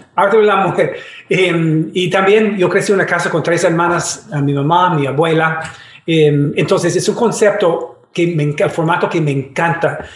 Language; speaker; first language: Spanish; non-native, fluent; English